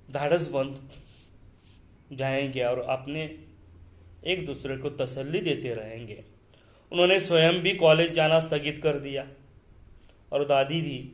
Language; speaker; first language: Hindi; non-native, local second language; Marathi